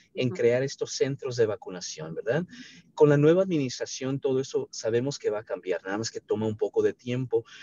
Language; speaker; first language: Spanish; native; Spanish